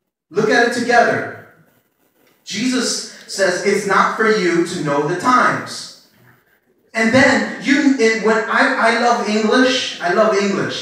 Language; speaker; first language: English; early bilingual, other home language; Spanish